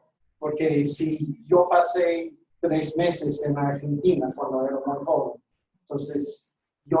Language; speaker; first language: Spanish; non-native, fluent; English